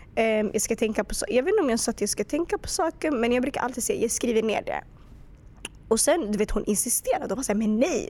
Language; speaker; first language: Swedish; early bilingual, other home language; Arabic